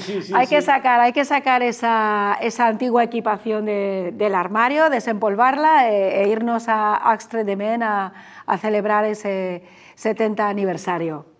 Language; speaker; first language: Spanish; native; Spanish